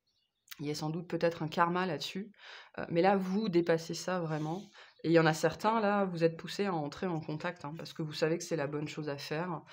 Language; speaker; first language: French; native; French